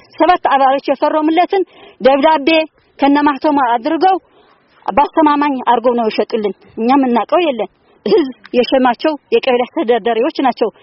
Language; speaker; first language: Amharic; non-native, local second language; Tigrinya